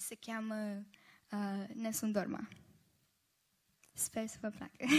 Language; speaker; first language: Romanian; early bilingual, heritage; Romanian